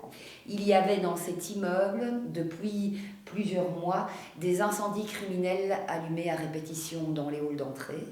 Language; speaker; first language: French; native; French